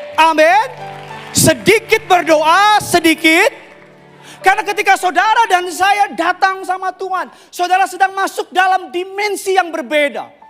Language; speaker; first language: Indonesian; native; Indonesian